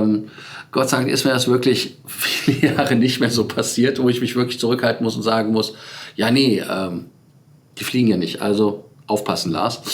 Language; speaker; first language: German; native; German